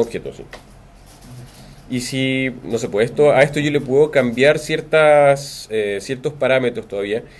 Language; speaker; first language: Spanish; native; Spanish